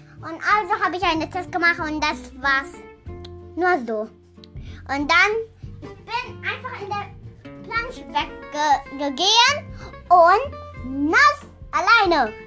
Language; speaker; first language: German; early bilingual, other home language; Indonesian